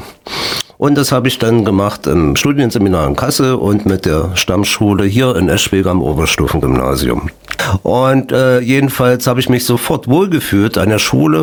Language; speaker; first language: German; native; German